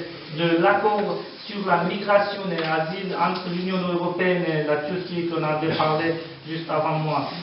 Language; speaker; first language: French; non-native, learner; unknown